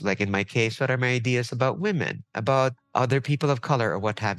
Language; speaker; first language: English; non-native, local second language; Filipino